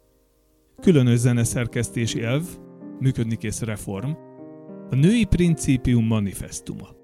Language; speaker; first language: Hungarian; native; Hungarian